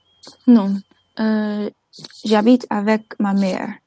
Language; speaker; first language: French; non-native, learner; English